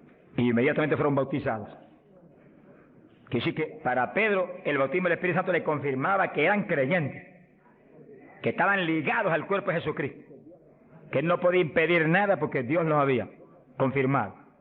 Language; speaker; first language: Spanish; native; Spanish